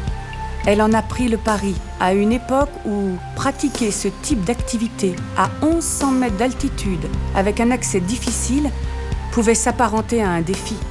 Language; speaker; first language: French; native; French